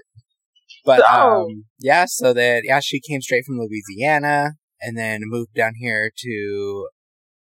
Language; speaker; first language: English; native; English